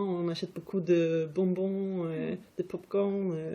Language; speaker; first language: French; non-native, fluent; Swedish